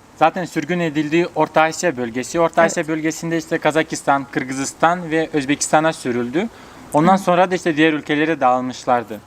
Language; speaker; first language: Turkish; early bilingual, heritage; Turkish